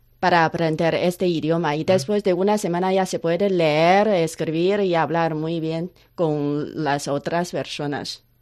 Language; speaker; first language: Spanish; non-native, learner; Chinese